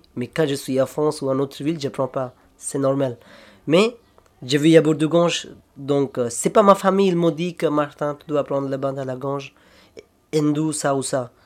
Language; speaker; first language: French; non-native, learner; Hindi